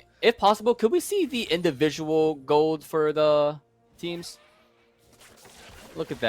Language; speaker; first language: English; native; English